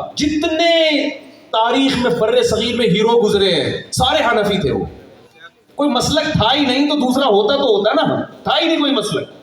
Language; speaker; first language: Urdu; native; Urdu